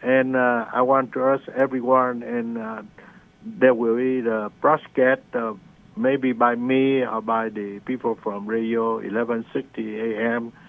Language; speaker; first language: English; non-native, learner; Vietnamese